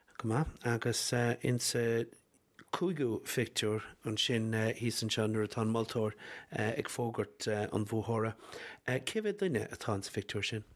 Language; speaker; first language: Irish; native; Irish